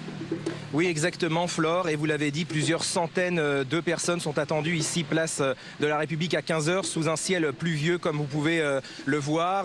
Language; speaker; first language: French; native; French